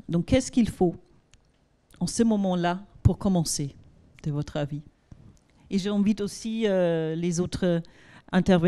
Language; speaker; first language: French; non-native, fluent; German